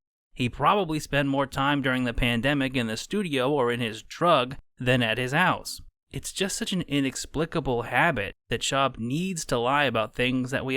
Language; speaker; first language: English; native; English